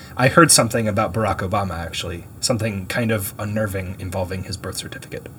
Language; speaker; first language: English; native; English